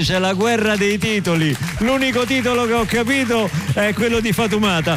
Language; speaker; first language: Italian; native; Italian